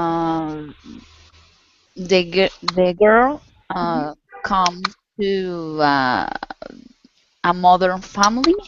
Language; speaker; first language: English; non-native, learner; Spanish